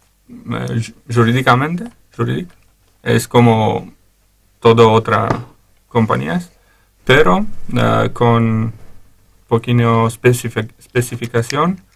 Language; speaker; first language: Spanish; non-native, learner; Romanian